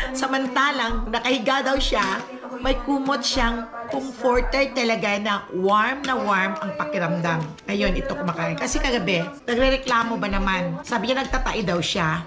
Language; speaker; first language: Filipino; non-native, local second language; Cebuano